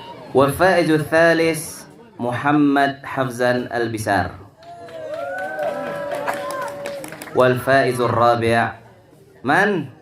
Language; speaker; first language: Arabic; non-native, fluent; Indonesian